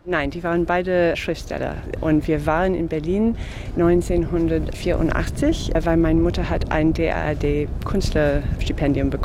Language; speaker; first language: German; non-native, fluent; English